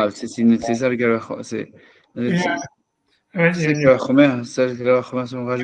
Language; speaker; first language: French; native; French